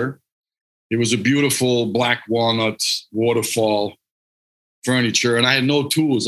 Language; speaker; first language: English; non-native, fluent; Hungarian